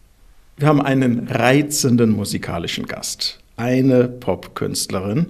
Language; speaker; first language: German; native; German